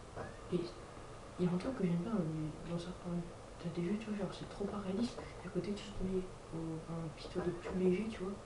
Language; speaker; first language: French; native; French